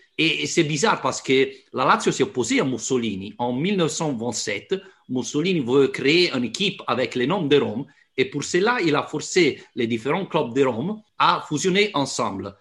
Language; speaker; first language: French; non-native, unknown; Italian